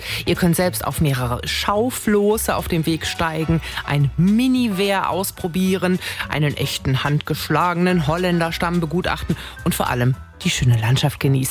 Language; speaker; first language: German; native; German